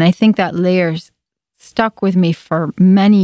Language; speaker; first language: English; non-native, fluent; Italian